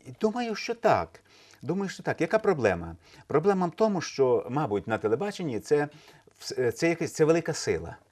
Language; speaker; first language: Ukrainian; native; Ukrainian